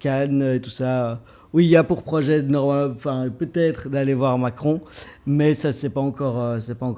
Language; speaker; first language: French; native; French